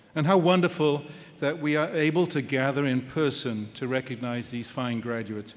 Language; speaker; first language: English; native; English